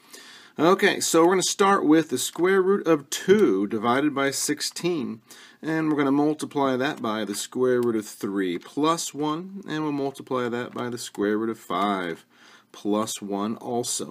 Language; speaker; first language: English; native; English